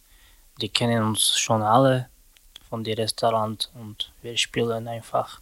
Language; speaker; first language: German; non-native, learner; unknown